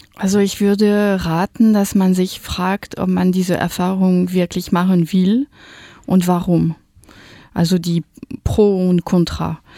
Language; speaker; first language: German; non-native, fluent; French